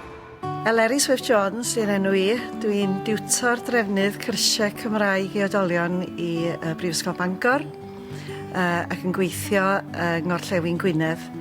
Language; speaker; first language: Welsh; native; Welsh